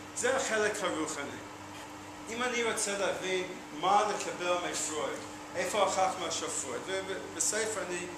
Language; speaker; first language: Hebrew; non-native, fluent; English